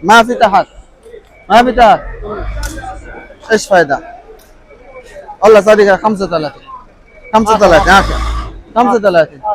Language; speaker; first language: Arabic; non-native, learner; Bangla